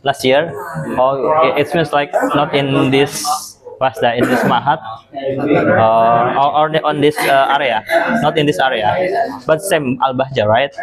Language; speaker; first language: English; non-native, fluent; Indonesian